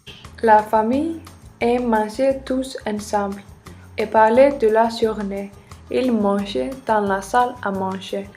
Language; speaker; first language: French; non-native, learner; Icelandic